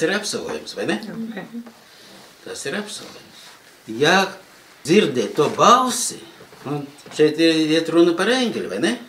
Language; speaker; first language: Latvian; non-native, local second language; Russian